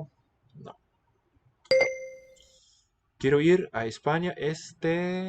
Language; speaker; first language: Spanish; non-native, learner; English